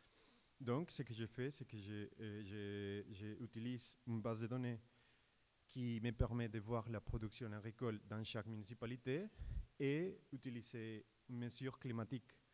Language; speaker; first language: French; non-native, fluent; Spanish